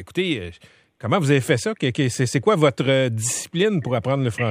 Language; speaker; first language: French; native; French